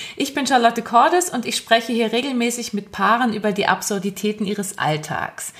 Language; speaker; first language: German; native; German